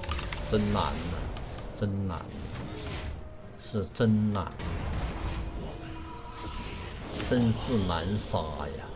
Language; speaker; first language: Chinese; native; Chinese